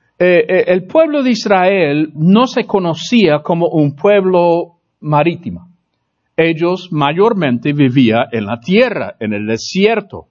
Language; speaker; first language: Spanish; non-native, fluent; English